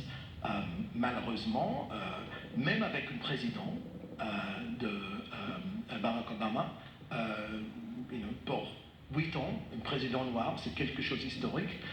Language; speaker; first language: French; non-native, fluent; English